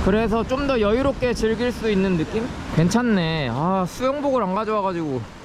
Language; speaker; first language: Korean; native; Korean